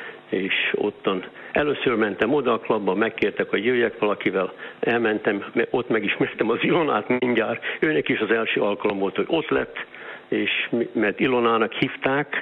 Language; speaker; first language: Hungarian; early bilingual, heritage; Hungarian